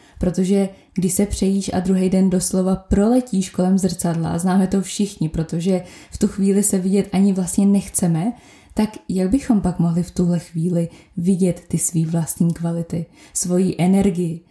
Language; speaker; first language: Czech; native; Czech